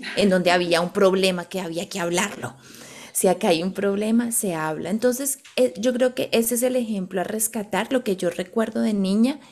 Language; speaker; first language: Spanish; native; Spanish